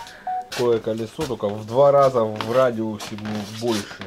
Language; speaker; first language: Russian; native; Russian